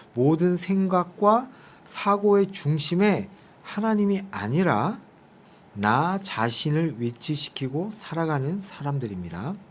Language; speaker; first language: Korean; native; Korean